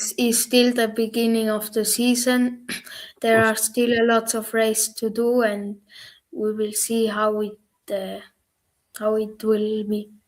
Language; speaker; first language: English; non-native, learner; German